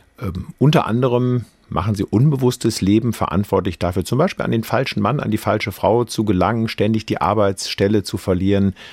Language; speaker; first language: German; native; German